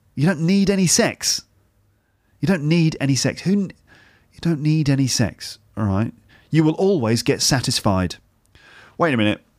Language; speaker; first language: English; native; English